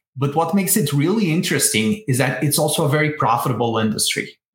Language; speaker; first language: English; non-native, fluent; Portuguese